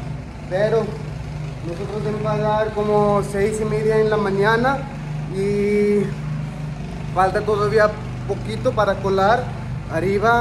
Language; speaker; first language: Spanish; non-native, learner; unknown